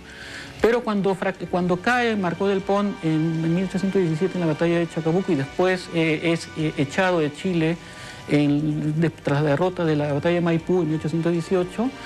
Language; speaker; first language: Spanish; native; Spanish